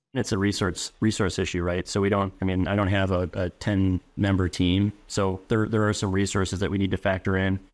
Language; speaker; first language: English; native; English